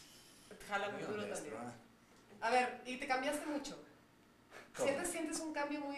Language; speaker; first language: Spanish; native; Spanish